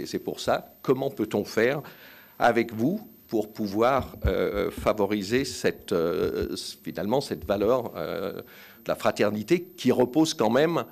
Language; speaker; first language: French; native; French